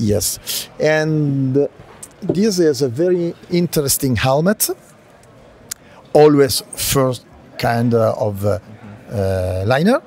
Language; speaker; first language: English; non-native, learner; Italian